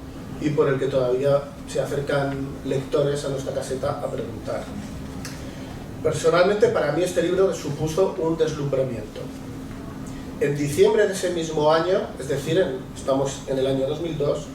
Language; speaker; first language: Spanish; native; Spanish